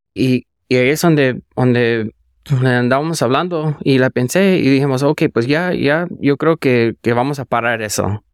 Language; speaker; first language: Spanish; early bilingual, heritage; Spanish